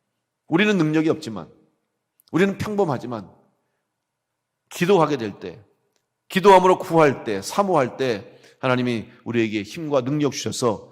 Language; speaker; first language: Korean; native; Korean